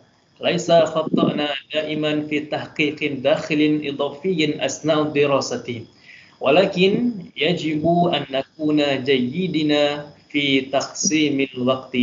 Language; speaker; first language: Arabic; non-native, learner; Malay